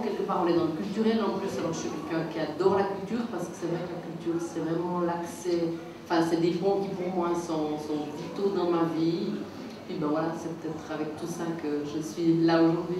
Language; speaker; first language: French; native; French